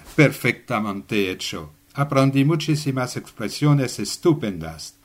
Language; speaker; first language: Spanish; non-native, learner; French